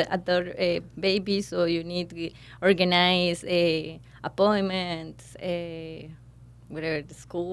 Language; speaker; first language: English; non-native, learner; Spanish